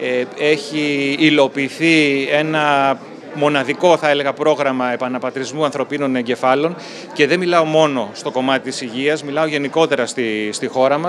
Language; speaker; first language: Greek; native; Greek